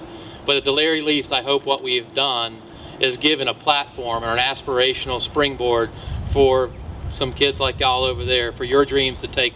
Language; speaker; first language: English; native; English